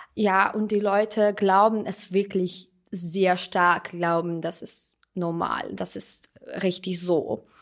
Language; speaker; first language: German; non-native, fluent; Russian